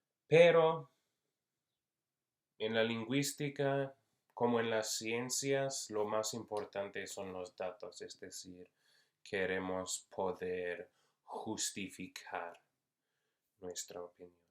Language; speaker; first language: Spanish; non-native, fluent; English